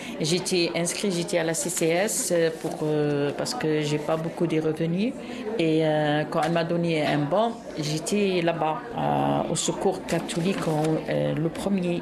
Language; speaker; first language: French; non-native, local second language; Arabic